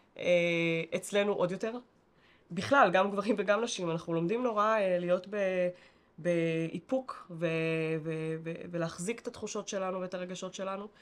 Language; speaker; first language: Hebrew; native; Hebrew